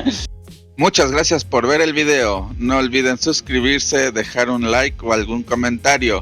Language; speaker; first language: Spanish; native; Spanish